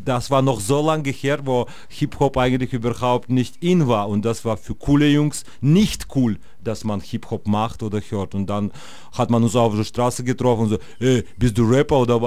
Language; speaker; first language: German; non-native, fluent; Russian